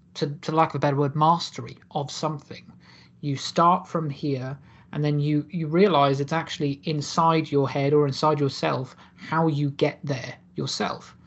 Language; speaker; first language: English; native; English